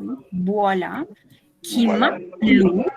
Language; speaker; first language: French; non-native, fluent; Spanish